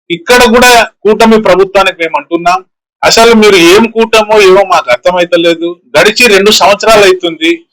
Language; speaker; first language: Telugu; non-native, local second language; Lambadi